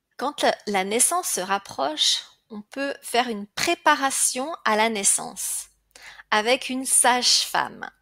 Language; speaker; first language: French; native; French